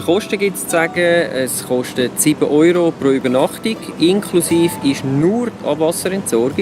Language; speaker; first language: German; native; German